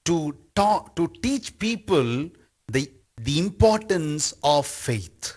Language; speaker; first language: English; non-native, local second language; Tamil